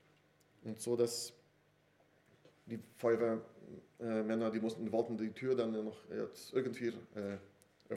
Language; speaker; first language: German; non-native, fluent; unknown